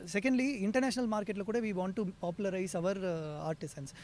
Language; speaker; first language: English; non-native, local second language; Telugu